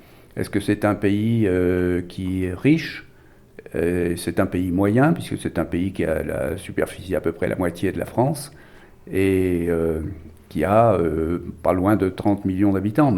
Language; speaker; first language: French; native; French